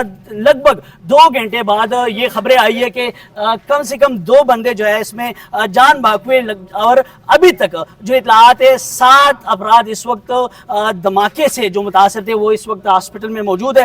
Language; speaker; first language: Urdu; non-native, local second language; Pashto